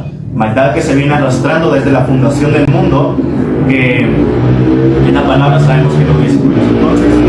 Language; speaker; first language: Spanish; native; Spanish